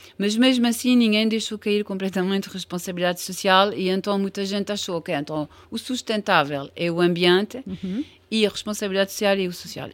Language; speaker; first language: Portuguese; non-native, fluent; French